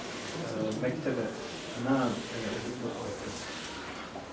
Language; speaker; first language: Arabic; non-native, learner; Bosnian